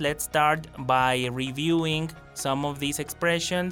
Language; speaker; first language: English; non-native, fluent; Spanish